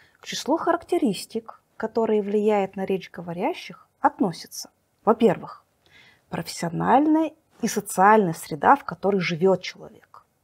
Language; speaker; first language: Russian; native; Russian